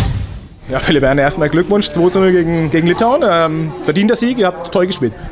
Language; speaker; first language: German; native; German